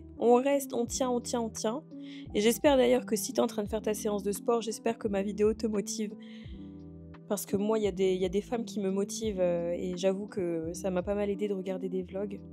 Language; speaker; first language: French; native; French